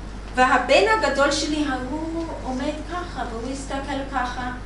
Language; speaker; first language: Hebrew; non-native, learner; English